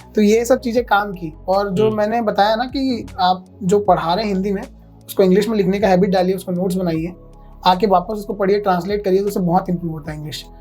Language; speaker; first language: Hindi; native; Hindi